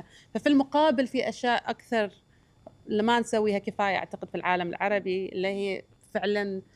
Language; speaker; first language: Arabic; native; Arabic